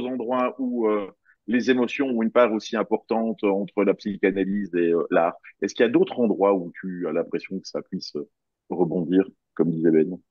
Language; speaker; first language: French; native; French